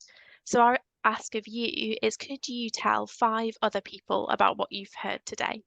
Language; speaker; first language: English; native; English